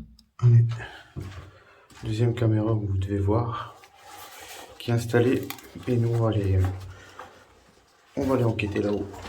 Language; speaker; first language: French; native; French